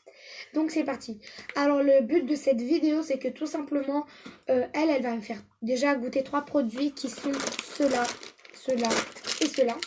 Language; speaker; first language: French; native; French